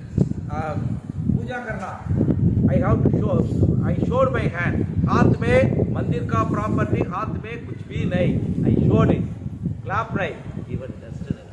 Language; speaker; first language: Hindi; non-native, local second language; Tamil